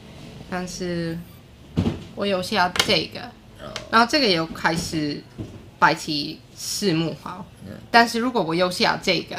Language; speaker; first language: Chinese; non-native, learner; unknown